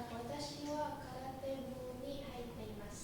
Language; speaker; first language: Japanese; non-native, learner; Indonesian